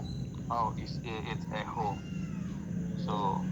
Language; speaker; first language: English; non-native, learner; Indonesian